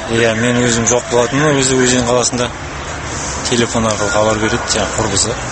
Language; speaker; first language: Kazakh; early bilingual, heritage; Kazakh